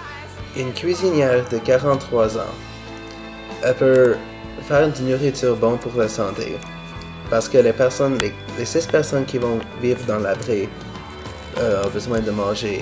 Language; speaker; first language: French; non-native, learner; English